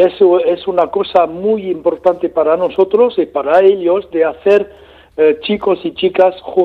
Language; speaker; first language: Spanish; non-native, learner; French